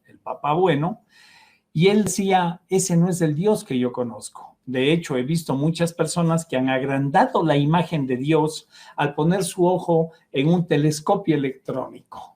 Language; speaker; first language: Spanish; native; Spanish